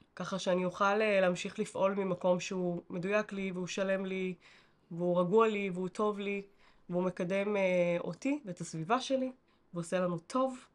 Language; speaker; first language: Hebrew; native; Hebrew